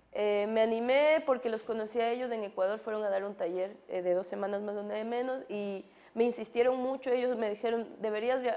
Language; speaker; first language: Spanish; native; Spanish